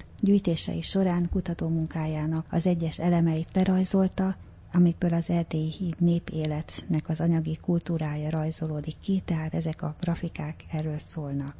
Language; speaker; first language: Hungarian; native; Hungarian